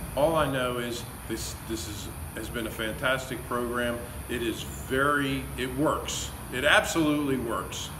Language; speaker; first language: English; native; English